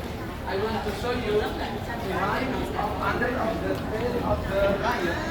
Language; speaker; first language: English; non-native, learner; Indonesian